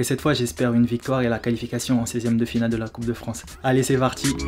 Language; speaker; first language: French; native; French